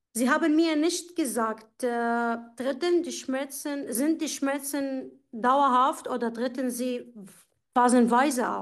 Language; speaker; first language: German; non-native, fluent; Arabic